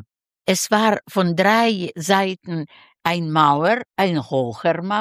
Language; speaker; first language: German; non-native, learner; Russian